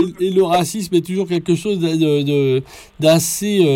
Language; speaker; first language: French; native; French